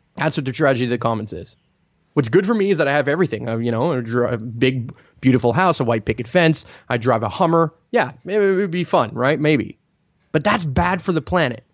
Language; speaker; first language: English; non-native, fluent; Italian